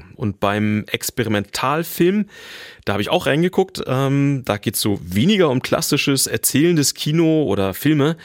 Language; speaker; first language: German; native; German